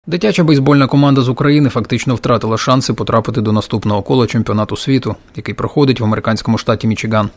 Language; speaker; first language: Ukrainian; native; Ukrainian